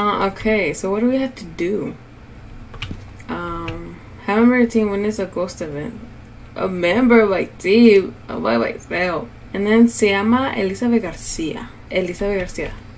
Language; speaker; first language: English; early bilingual, other home language; Spanish